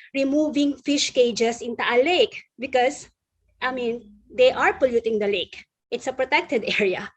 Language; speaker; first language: English; non-native, local second language; Filipino